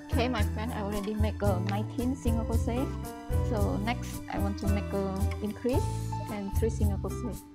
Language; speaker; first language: English; non-native, learner; Indonesian